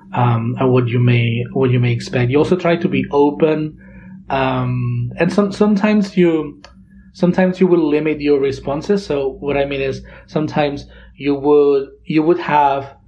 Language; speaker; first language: English; non-native, fluent; Catalan